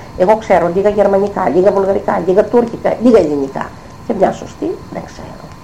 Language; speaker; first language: Greek; native; Greek